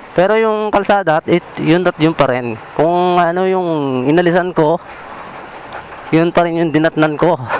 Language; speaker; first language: Filipino; non-native, local second language; Bikol